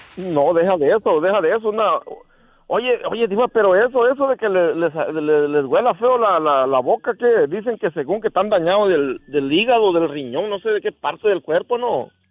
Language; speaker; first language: Spanish; native; Spanish